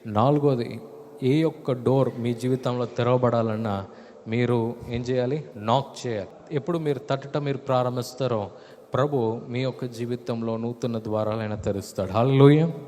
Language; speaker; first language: Telugu; non-native, fluent; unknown